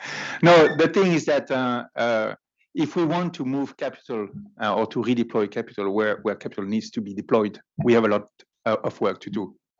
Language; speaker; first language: English; non-native, fluent; French